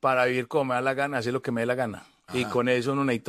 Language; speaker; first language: Spanish; native; Spanish